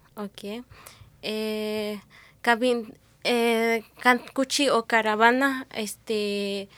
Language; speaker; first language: Spanish; non-native, local second language; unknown